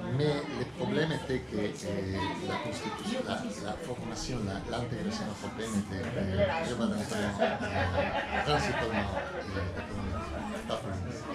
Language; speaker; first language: French; early bilingual, heritage; Italian